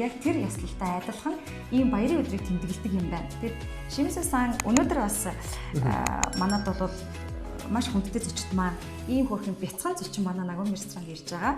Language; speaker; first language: Mongolian; native; Mongolian